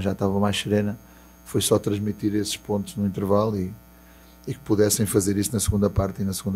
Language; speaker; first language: Portuguese; native; Portuguese